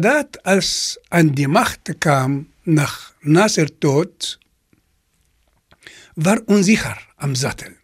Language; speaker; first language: German; non-native, fluent; Arabic